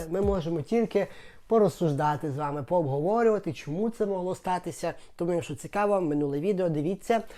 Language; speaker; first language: Ukrainian; native; Ukrainian